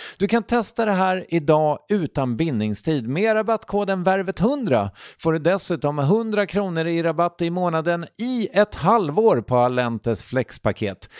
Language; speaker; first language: Swedish; native; Swedish